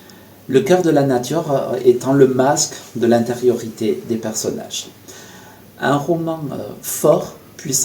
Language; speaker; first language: French; native; French